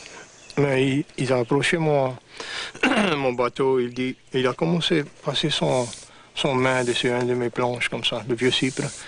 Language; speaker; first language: French; non-native, local second language; English